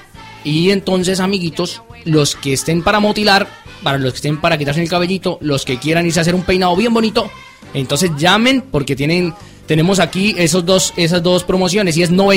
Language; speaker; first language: Spanish; native; Spanish